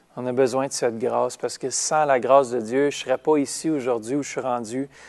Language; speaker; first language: French; native; French